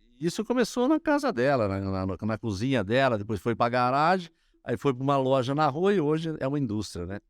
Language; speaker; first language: Portuguese; native; Portuguese